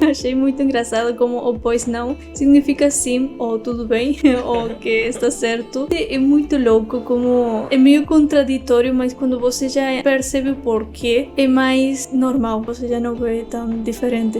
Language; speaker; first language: Portuguese; non-native, fluent; Spanish